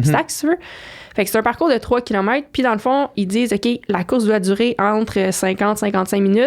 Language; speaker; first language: French; native; French